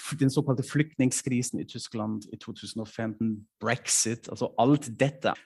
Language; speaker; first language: Norwegian; non-native, fluent; German